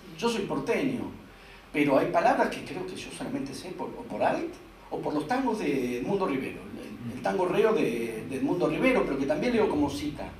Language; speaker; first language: Spanish; native; Spanish